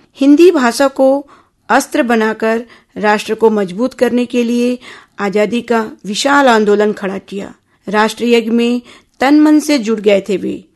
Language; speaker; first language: Hindi; non-native, local second language; Odia